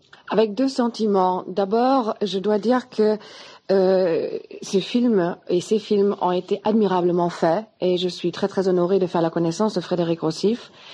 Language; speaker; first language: French; non-native, fluent; German